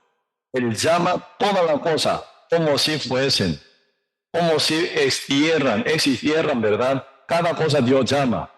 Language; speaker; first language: Spanish; non-native, learner; Korean